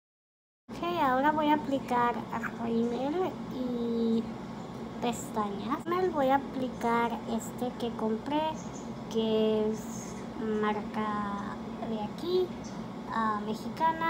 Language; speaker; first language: Spanish; early bilingual, heritage; Spanish